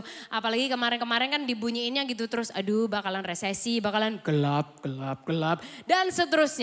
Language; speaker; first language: Indonesian; native; Indonesian